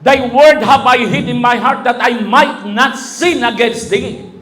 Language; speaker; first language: English; non-native, local second language; Filipino